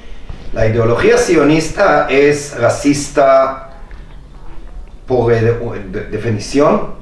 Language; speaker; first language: Spanish; non-native, fluent; Hebrew